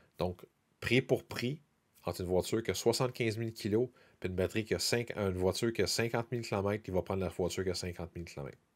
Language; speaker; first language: French; native; French